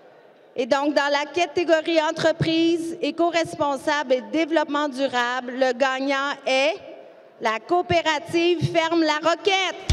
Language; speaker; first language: French; native; French